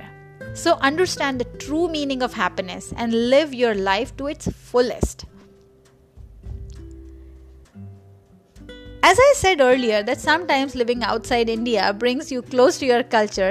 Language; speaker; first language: English; non-native, local second language; Marathi